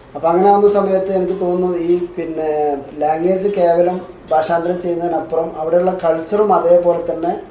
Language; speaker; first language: Malayalam; native; Malayalam